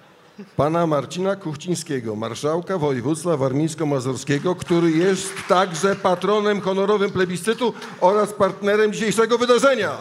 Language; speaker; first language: Polish; native; Polish